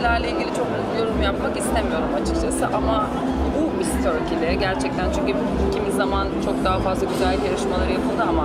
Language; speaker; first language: Turkish; native; Turkish